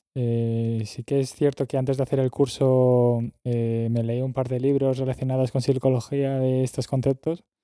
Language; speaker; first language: Spanish; native; Spanish